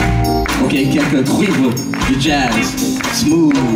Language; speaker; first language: French; non-native, learner; English